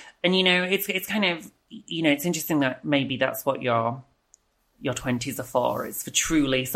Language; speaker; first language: English; native; English